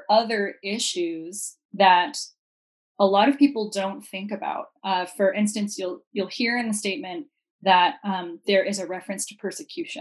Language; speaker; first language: English; native; English